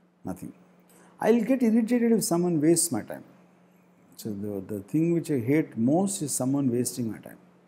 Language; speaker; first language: English; non-native, local second language; Telugu